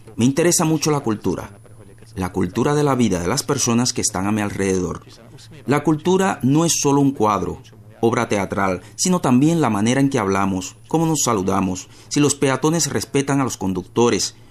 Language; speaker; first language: Spanish; non-native, fluent; Slovak